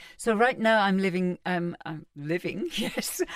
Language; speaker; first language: English; native; English